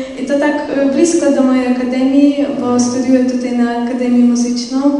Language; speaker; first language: Polish; non-native, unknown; Russian